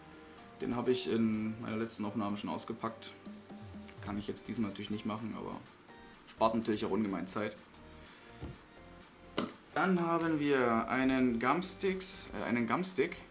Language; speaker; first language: German; native; German